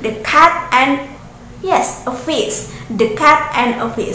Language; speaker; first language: English; non-native, learner; Indonesian